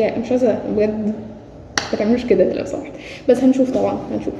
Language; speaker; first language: Arabic; native; Arabic